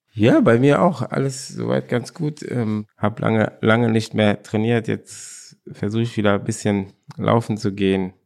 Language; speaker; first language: German; early bilingual, other home language; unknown